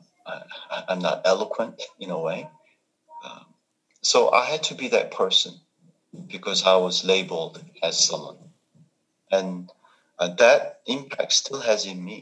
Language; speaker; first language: English; non-native, fluent; Korean